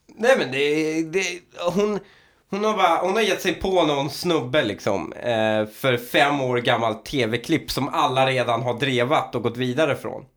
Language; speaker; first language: Swedish; early bilingual, other home language; Persian